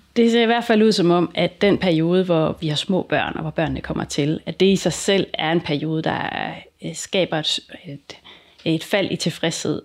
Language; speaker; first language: Danish; native; Danish